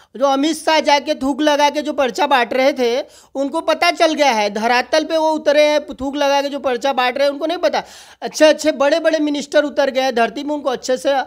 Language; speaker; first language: Hindi; native; Hindi